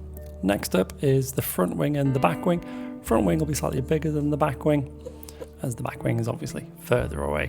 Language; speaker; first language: English; native; English